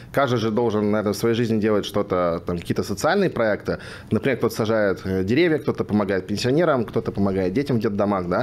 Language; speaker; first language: Russian; native; Russian